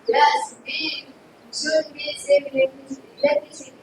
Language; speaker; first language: English; non-native, learner; Gujarati